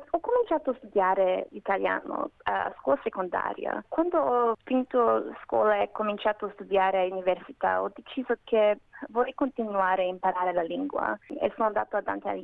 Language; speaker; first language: Italian; non-native, learner; Macedonian